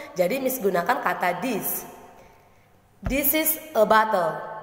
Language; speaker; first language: English; non-native, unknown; Indonesian